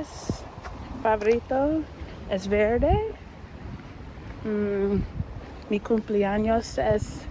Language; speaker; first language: Spanish; non-native, learner; English